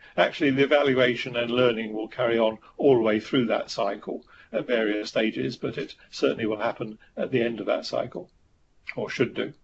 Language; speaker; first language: English; native; English